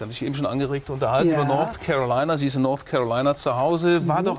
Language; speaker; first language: German; native; German